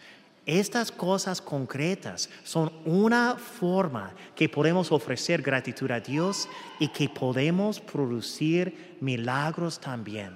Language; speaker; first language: Spanish; non-native, fluent; English